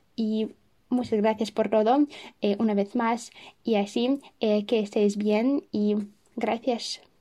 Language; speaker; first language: Spanish; non-native, fluent; Russian